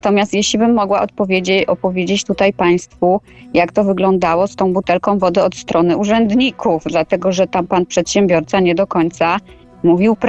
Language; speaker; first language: Polish; native; Polish